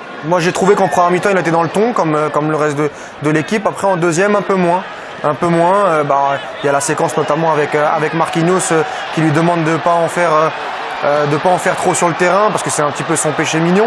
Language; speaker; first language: French; native; French